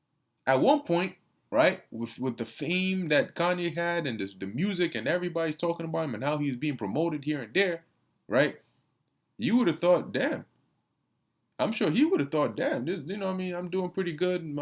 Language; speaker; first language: English; native; English